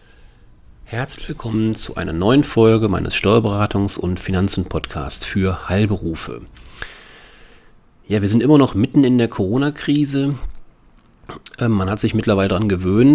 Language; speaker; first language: German; native; German